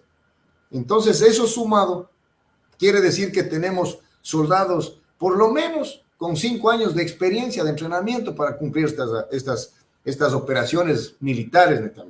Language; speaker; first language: Spanish; native; Spanish